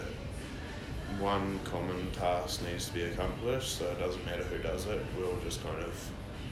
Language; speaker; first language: English; native; English